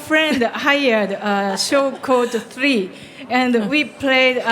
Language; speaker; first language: English; non-native, learner; Japanese